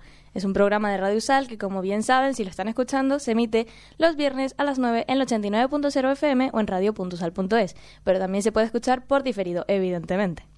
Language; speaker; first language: Spanish; native; Spanish